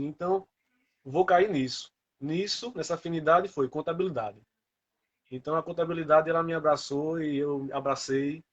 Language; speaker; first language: Portuguese; native; Portuguese